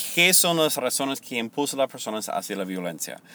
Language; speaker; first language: Spanish; non-native, fluent; English